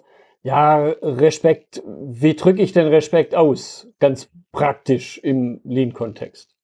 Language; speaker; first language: German; native; German